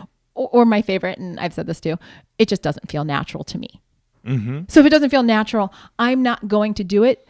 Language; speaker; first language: English; native; English